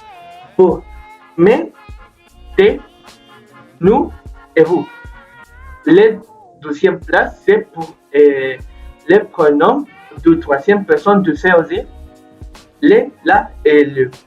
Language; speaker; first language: French; non-native, learner; Spanish